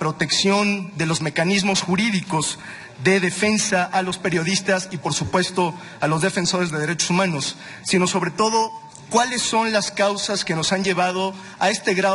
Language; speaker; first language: Spanish; native; Spanish